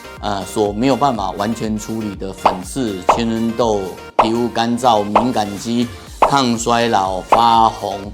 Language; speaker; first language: Chinese; native; Chinese